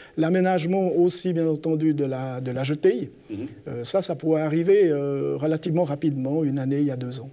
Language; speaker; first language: French; native; French